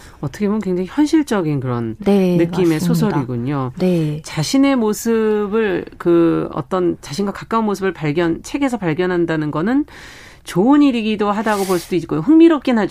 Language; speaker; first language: Korean; native; Korean